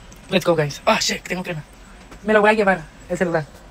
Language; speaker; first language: Spanish; early bilingual, other home language; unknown